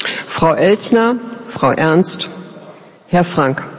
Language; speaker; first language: German; native; German